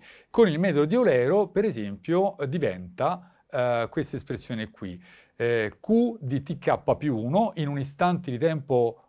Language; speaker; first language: Italian; native; Italian